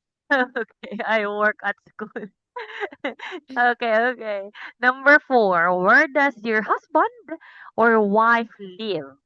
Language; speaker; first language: English; non-native, local second language; Cebuano